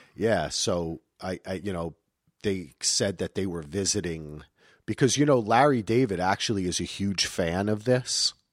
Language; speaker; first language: English; native; English